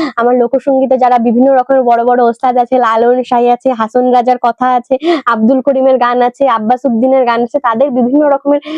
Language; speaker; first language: Bangla; native; Bangla